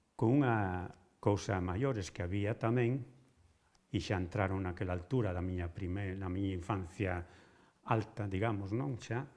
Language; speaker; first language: Galician; native; Galician